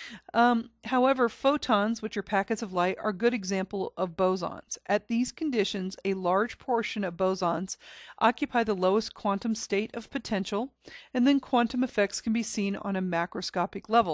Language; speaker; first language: English; native; English